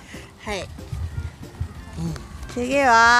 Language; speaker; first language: Japanese; native; Japanese